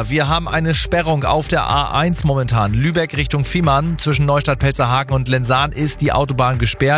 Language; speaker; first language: German; native; German